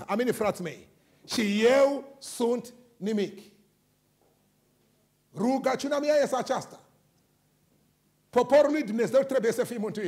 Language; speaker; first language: Romanian; non-native, learner; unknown